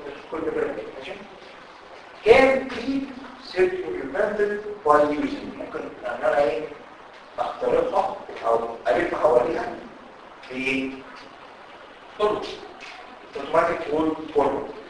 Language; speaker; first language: Arabic; native; Arabic